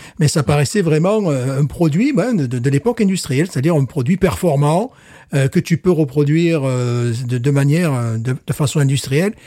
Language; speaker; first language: French; native; French